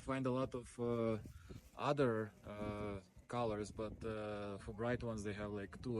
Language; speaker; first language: English; non-native, fluent; Russian